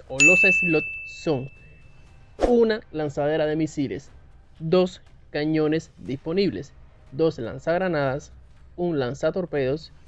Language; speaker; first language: Spanish; native; Spanish